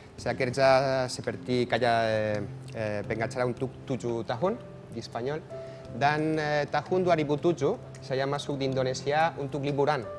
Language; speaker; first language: Indonesian; non-native, fluent; Catalan